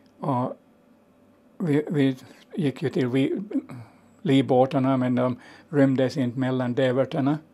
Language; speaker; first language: Swedish; native; Swedish